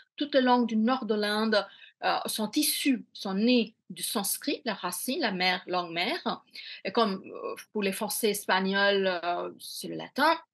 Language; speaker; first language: French; non-native, fluent; Bangla